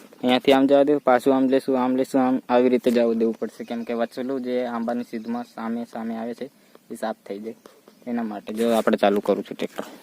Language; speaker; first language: Gujarati; non-native, local second language; Bhili